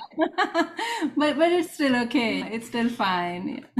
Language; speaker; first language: English; non-native, local second language; Hindi